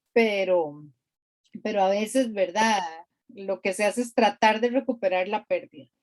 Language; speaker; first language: Spanish; native; Spanish